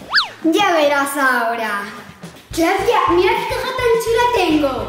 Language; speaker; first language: Spanish; native; Spanish